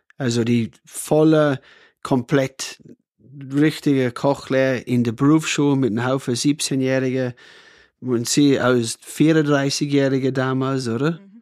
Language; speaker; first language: German; non-native, fluent; English